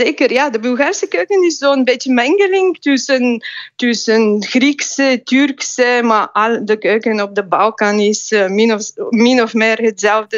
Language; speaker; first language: Dutch; non-native, fluent; Bulgarian